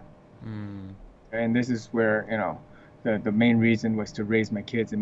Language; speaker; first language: English; early bilingual, other home language; Chinese